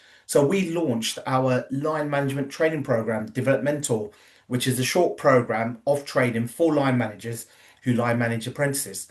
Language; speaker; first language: English; native; English